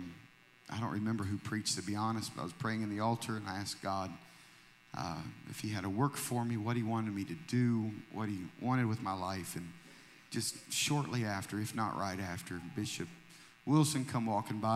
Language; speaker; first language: English; native; English